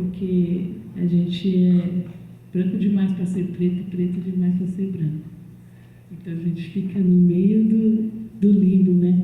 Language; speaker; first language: Portuguese; native; Portuguese